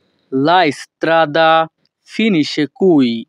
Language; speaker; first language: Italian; non-native, learner; Bangla